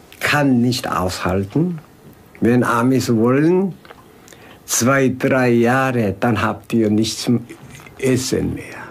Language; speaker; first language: German; non-native, fluent; Korean